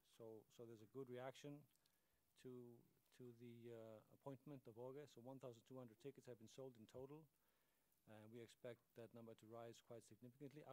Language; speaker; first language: English; non-native, fluent; Icelandic